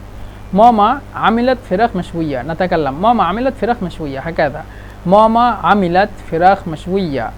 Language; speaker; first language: Egyptian Arabic; non-native, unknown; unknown